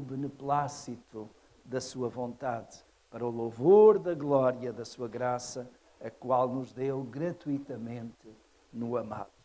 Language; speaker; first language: Portuguese; native; Portuguese